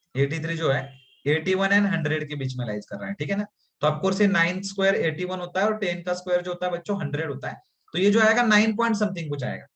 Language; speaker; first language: Hindi; non-native, local second language; Marathi